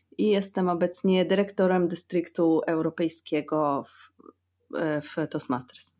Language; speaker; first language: Polish; non-native, fluent; Russian